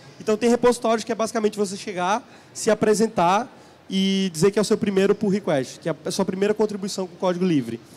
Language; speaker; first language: Portuguese; native; Portuguese